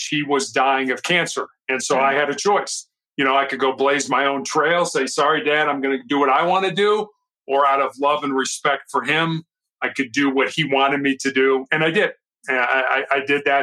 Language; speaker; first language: English; native; English